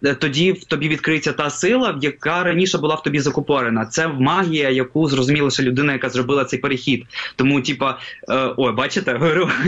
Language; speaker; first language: Ukrainian; non-native, local second language; Russian